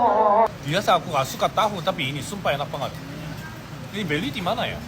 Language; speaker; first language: Indonesian; non-native, fluent; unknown